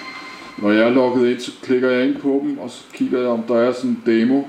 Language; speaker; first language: Danish; native; Danish